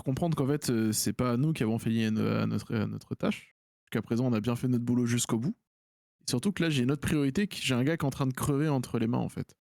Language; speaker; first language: French; native; French